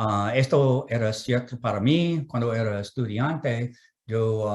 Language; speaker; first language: Spanish; non-native, fluent; English